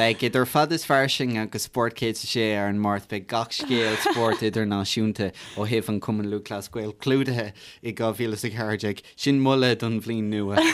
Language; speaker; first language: Irish; native; Irish